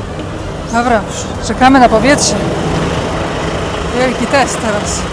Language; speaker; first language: Polish; native; Polish